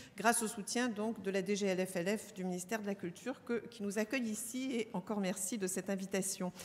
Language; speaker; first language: French; native; French